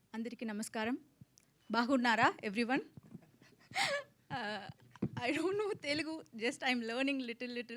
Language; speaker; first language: Telugu; non-native, learner; Tamil